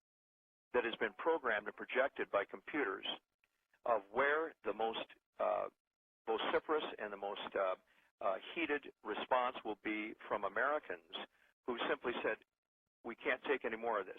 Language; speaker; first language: English; native; English